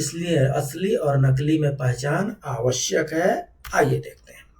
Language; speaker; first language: Hindi; native; Hindi